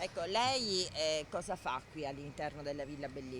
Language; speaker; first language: Italian; native; Italian